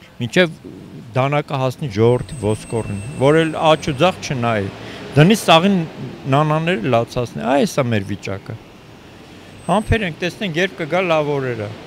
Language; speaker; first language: Armenian; native; Armenian